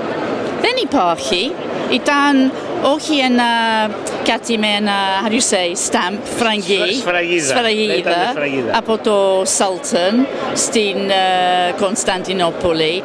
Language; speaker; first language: Greek; non-native, fluent; English